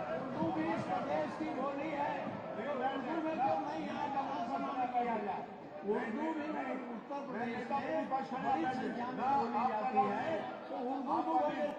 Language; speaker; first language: Hindi; native; Hindi